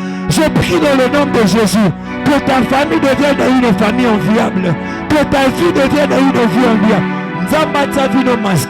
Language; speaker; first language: French; non-native, local second language; Lingala